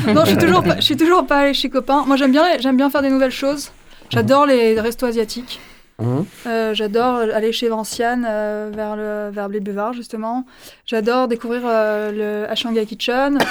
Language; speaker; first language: French; native; French